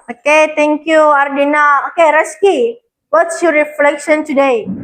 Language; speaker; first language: English; non-native, learner; Indonesian